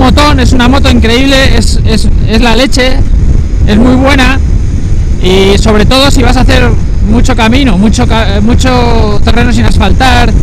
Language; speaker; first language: Spanish; native; Spanish